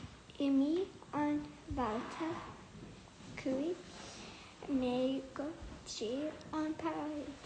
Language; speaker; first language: Irish; non-native, local second language; English